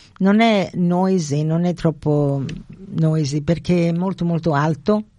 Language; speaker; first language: Italian; native; Italian